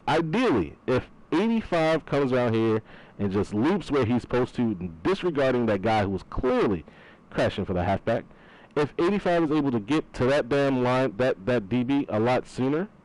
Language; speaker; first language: English; native; English